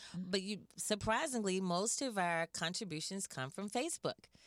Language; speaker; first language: English; native; English